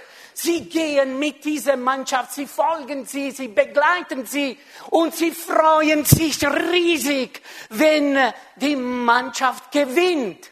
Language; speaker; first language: German; non-native, local second language; French